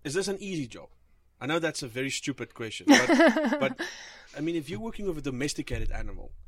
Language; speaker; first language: English; non-native, local second language; Afrikaans